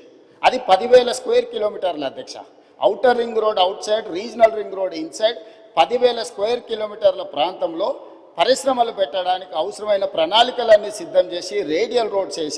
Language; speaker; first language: Telugu; native; Telugu